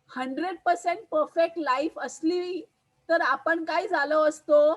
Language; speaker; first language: Marathi; non-native, local second language; Hindi